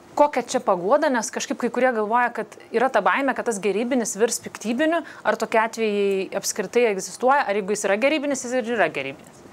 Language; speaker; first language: Lithuanian; native; Lithuanian